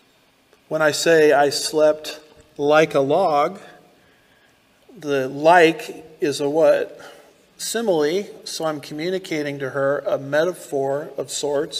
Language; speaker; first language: English; native; English